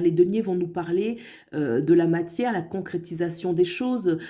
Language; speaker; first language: French; native; French